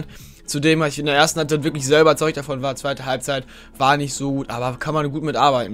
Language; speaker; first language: German; native; German